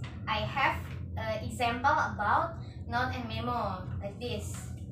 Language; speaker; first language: English; non-native, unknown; Indonesian